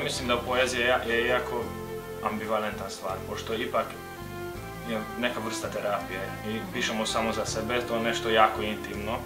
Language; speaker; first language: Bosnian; non-native, local second language; Hungarian